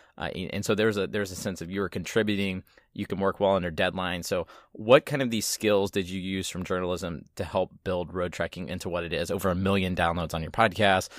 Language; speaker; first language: English; native; English